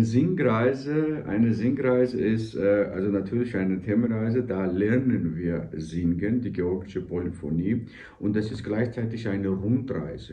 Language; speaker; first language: German; non-native, fluent; Georgian